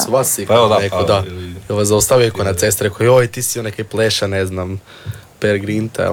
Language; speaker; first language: Serbian; native; Serbian